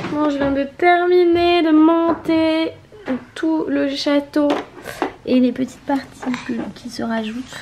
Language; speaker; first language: French; native; French